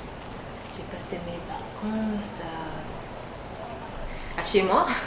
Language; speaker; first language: French; non-native, learner; English